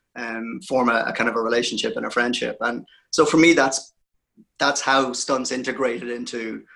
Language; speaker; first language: English; native; English